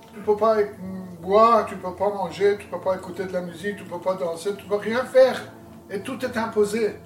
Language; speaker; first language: French; native; French